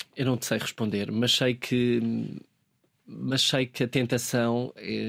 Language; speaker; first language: Portuguese; native; Portuguese